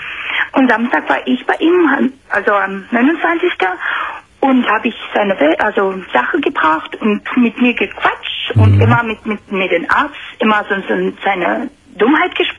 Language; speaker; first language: German; non-native, fluent; Romanian